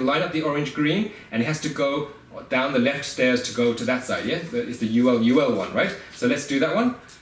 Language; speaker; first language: English; native; English